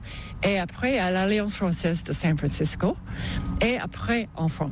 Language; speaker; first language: French; non-native, local second language; English